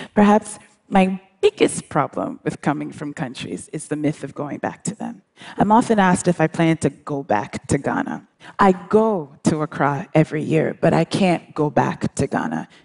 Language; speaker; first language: English; native; English